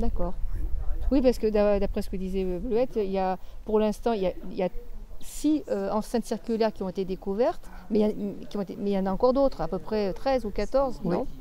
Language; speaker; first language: French; native; French